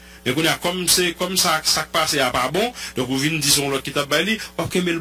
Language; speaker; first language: French; non-native, local second language; Haitian Creole